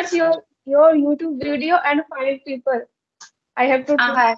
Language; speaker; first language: English; non-native, learner; Hindi